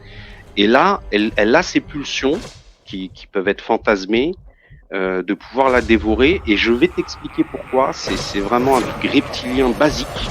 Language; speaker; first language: French; native; French